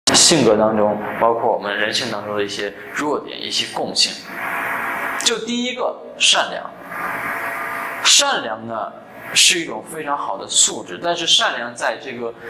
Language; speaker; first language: Chinese; native; Chinese